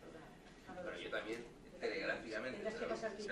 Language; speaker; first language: Spanish; native; Spanish